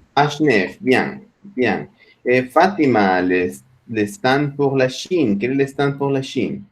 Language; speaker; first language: French; non-native, fluent; Spanish